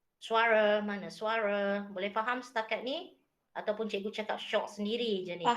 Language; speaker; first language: Malay; native; Malay